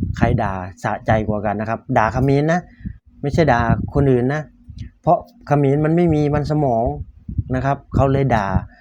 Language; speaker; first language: Thai; native; Thai